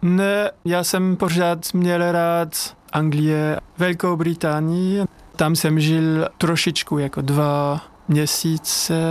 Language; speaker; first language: Czech; non-native, fluent; French